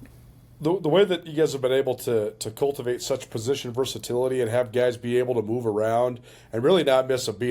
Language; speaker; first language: English; native; English